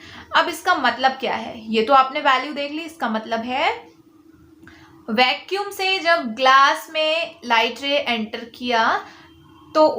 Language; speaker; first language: Hindi; native; Hindi